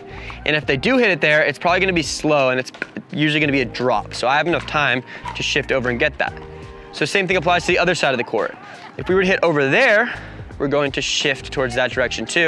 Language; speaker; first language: English; native; English